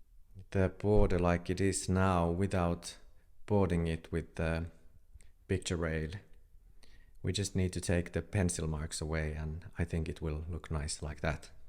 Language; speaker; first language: English; non-native, fluent; Finnish